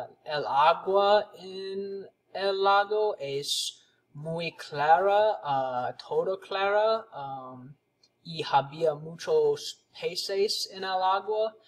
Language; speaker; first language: Spanish; non-native, learner; English